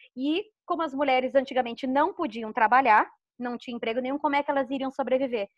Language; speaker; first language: Portuguese; native; Portuguese